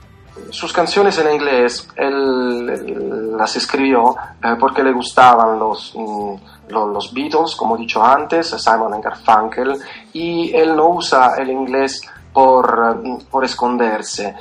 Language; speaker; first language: Spanish; non-native, fluent; Italian